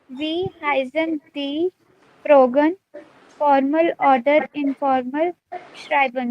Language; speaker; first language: German; non-native, learner; Hindi